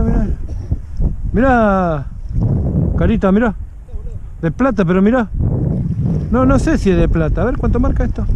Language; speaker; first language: Spanish; native; Spanish